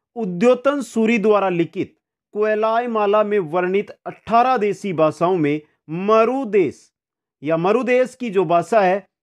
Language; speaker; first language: Hindi; native; Hindi